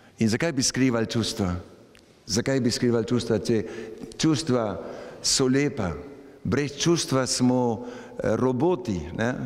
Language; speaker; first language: Slovenian; early bilingual, heritage; Slovenian